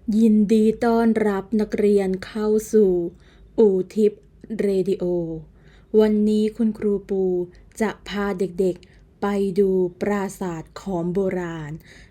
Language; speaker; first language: Thai; native; Thai